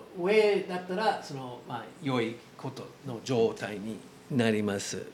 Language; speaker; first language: Japanese; non-native, learner; English